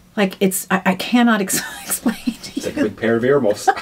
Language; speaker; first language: English; native; English